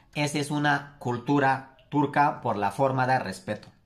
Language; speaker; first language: Spanish; non-native, learner; Turkish